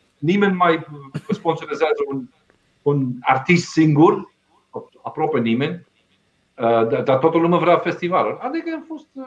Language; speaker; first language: Romanian; non-native, fluent; Dutch